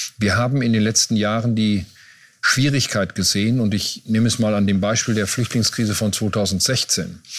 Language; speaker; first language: German; native; German